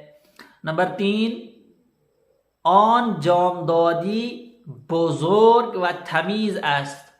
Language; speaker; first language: Persian; non-native, fluent; Urdu